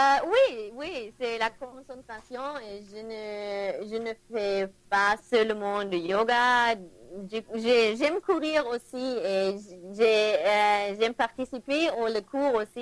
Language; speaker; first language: French; non-native, learner; German